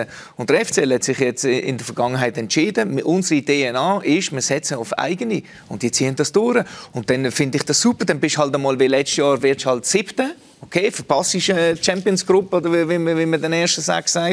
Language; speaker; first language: German; native; German